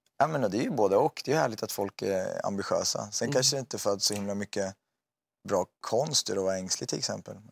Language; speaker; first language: Swedish; native; Swedish